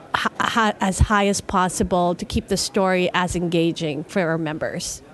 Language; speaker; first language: English; non-native, local second language; Filipino